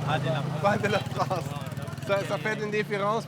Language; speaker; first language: French; non-native, fluent; Dutch